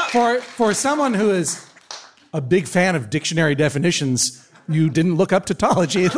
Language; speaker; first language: English; native; English